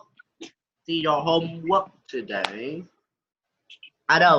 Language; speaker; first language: English; non-native, fluent; Vietnamese